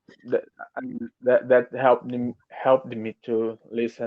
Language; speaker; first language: English; non-native, learner; Portuguese